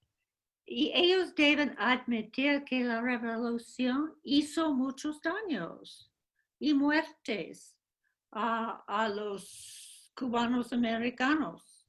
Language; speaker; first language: Spanish; non-native, fluent; English